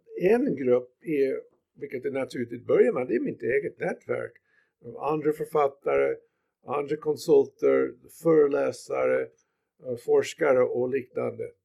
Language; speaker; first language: Swedish; non-native, fluent; English